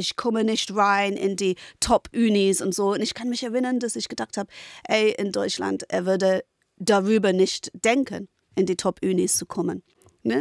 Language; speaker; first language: German; non-native, fluent; English